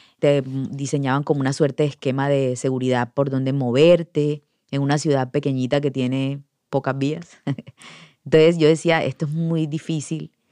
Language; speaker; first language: Spanish; native; Spanish